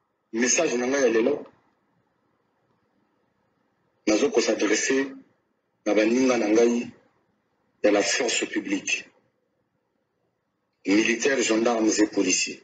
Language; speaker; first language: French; non-native, local second language; Lingala